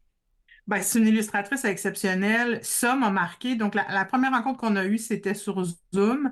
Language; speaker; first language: French; native; French